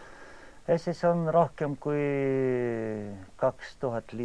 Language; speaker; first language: Estonian; non-native, learner; Ukrainian